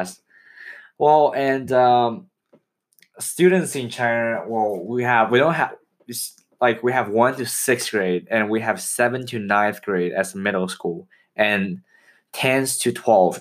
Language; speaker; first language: English; non-native, fluent; Chinese